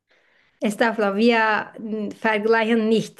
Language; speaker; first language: German; non-native, fluent; Turkish